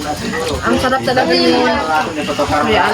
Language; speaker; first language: Filipino; non-native, local second language; Cebuano